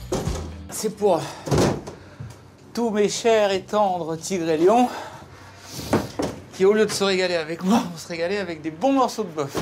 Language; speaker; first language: French; native; French